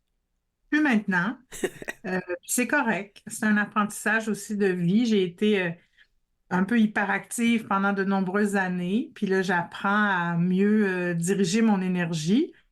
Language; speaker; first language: French; native; French